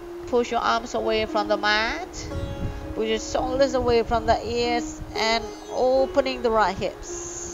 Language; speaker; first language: English; non-native, fluent; Indonesian